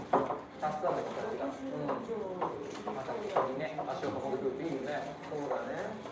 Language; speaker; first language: Japanese; native; Japanese